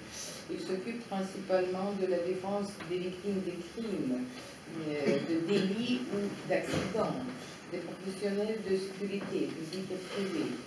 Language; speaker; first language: French; non-native, fluent; Russian